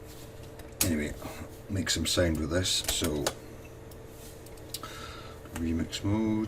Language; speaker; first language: English; native; English